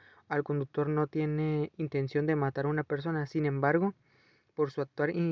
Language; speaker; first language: Spanish; native; Spanish